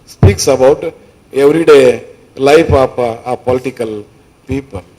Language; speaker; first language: English; non-native, local second language; Kannada